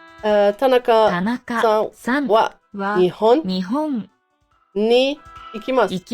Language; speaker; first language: Japanese; non-native, learner; German